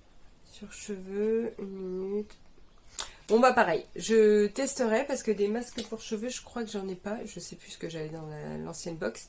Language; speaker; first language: French; native; French